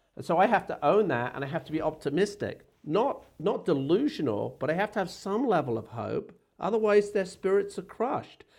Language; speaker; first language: English; native; English